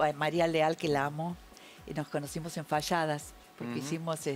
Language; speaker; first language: Spanish; native; Spanish